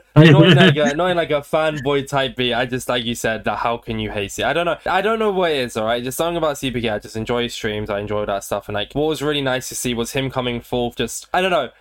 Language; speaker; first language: English; native; English